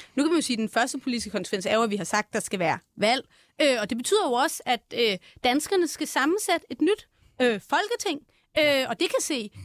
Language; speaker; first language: Danish; native; Danish